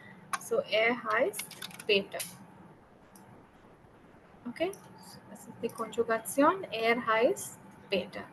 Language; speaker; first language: German; non-native, learner; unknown